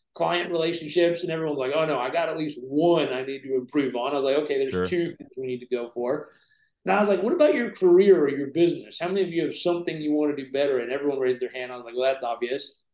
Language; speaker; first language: English; native; English